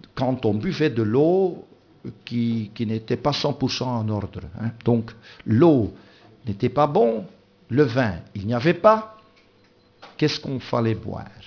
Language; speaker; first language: French; non-native, local second language; Dutch